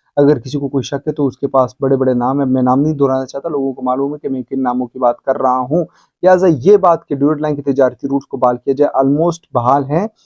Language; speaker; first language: Urdu; non-native, local second language; Pashto